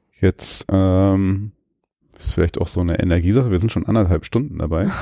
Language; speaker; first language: German; native; German